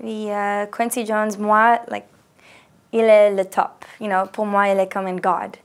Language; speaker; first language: French; non-native, local second language; English